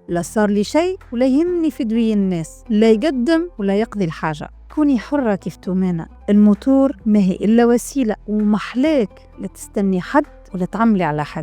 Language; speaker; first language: Arabic; native; Arabic